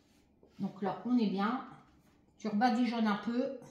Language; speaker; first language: French; native; French